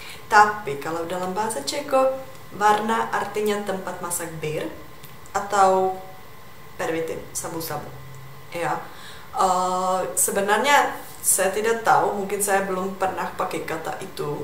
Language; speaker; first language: Indonesian; non-native, fluent; Czech